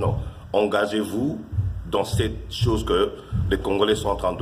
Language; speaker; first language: French; non-native, local second language; Lingala